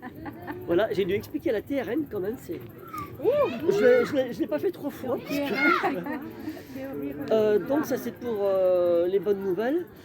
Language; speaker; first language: French; native; French